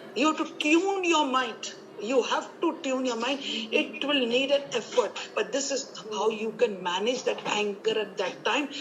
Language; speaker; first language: English; non-native, local second language; Punjabi